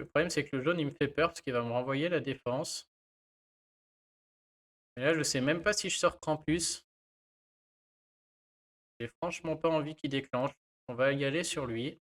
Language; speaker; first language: French; native; French